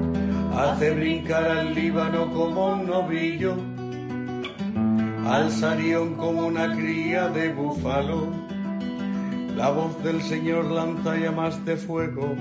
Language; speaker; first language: Spanish; native; Spanish